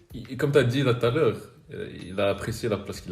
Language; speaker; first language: French; native; French